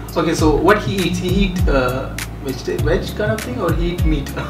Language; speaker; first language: English; non-native, local second language; Hindi